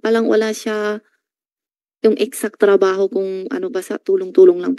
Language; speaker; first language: Filipino; non-native, learner; Chinese